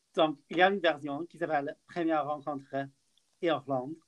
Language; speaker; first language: French; non-native, fluent; English